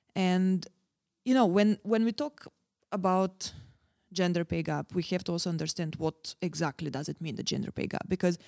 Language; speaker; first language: English; non-native, fluent; Bulgarian